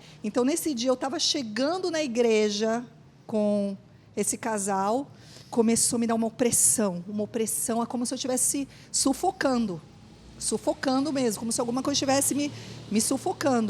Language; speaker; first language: Portuguese; native; Portuguese